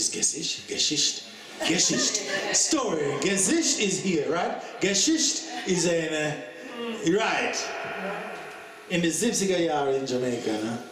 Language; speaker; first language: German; non-native, learner; English